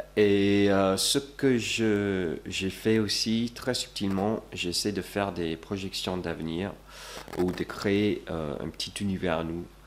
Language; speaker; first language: French; non-native, fluent; English